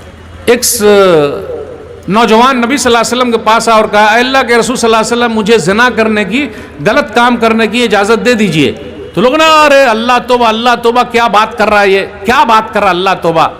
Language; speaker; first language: Hindi; native; Hindi